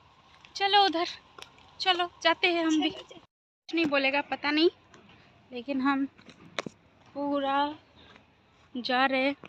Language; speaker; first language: Hindi; non-native, local second language; Bangla